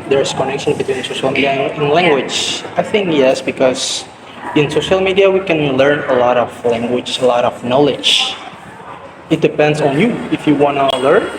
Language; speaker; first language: English; non-native, learner; Indonesian